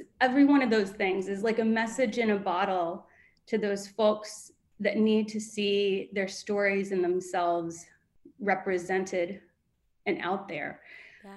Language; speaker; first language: English; native; English